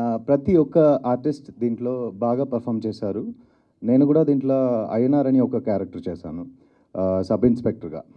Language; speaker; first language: Telugu; non-native, learner; Tamil